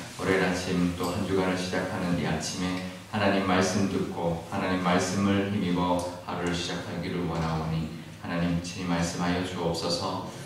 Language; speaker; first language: Korean; native; Korean